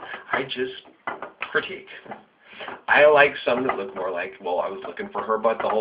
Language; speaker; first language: English; native; English